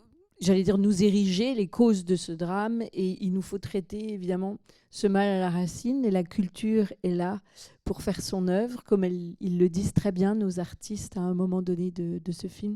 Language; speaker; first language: French; native; French